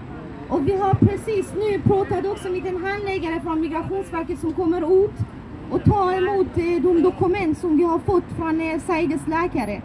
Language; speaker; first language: Swedish; non-native, fluent; Persian